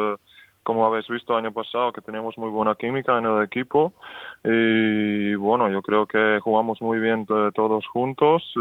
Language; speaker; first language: Spanish; non-native, fluent; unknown